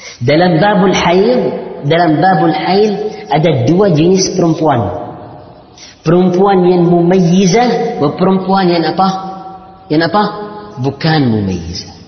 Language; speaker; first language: Indonesian; non-native, learner; Arabic